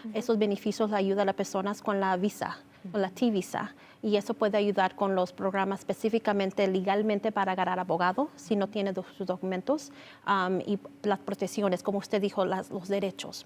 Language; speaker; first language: Spanish; early bilingual, heritage; Spanish